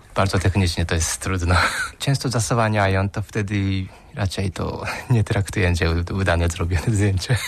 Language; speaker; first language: Polish; non-native, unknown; Japanese